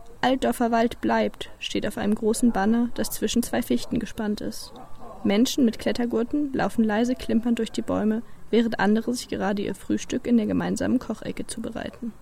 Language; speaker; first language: German; native; German